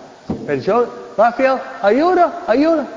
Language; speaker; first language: Spanish; non-native, fluent; English